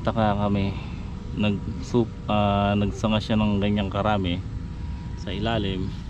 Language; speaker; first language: Filipino; native; Filipino